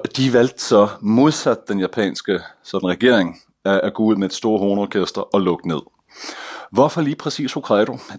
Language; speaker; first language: Danish; native; Danish